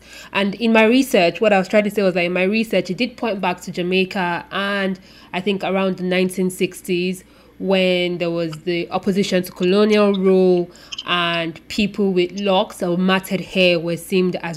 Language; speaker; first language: English; non-native, local second language; Yoruba